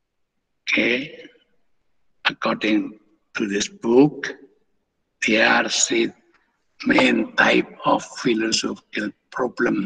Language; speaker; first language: English; non-native, fluent; Indonesian